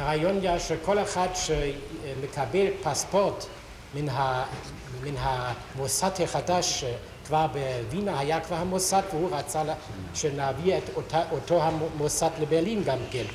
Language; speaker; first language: Hebrew; non-native, fluent; German